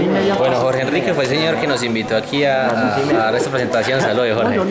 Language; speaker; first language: Spanish; native; Spanish